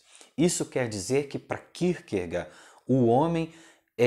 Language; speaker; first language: Portuguese; native; Portuguese